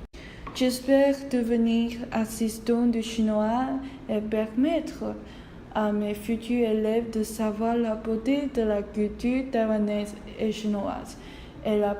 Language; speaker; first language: French; non-native, learner; Chinese